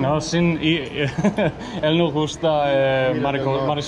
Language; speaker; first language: Spanish; non-native, learner; English